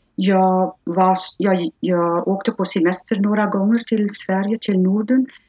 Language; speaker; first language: Swedish; non-native, fluent; Dutch